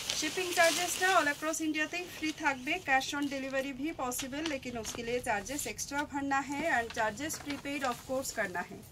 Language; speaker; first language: Hindi; non-native, local second language; Bangla